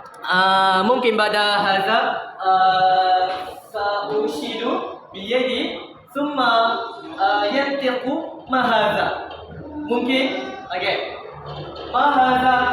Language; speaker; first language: Arabic; non-native, learner; Malay